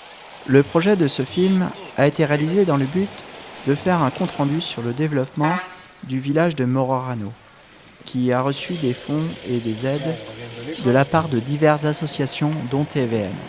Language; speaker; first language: French; native; French